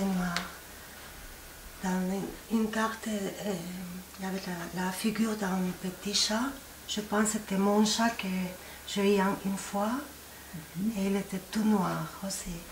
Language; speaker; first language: French; non-native, fluent; Spanish